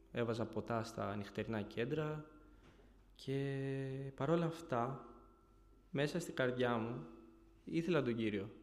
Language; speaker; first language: Greek; early bilingual, other home language; Bulgarian